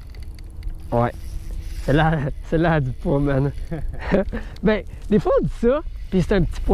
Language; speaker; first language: French; native; French